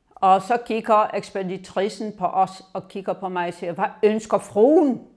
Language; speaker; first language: Danish; non-native, fluent; Polish